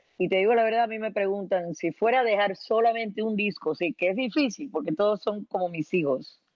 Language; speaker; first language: Spanish; early bilingual, heritage; Spanish